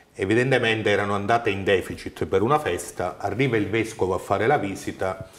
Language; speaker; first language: Italian; native; Italian